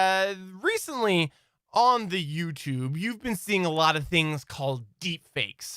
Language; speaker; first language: English; native; English